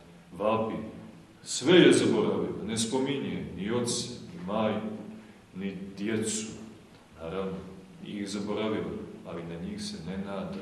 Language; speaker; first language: Serbian; native; Serbian